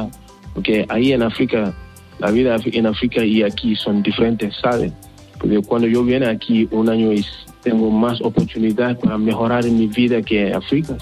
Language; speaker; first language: Spanish; non-native, learner; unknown